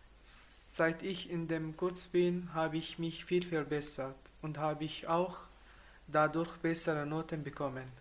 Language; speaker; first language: German; non-native, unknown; Arabic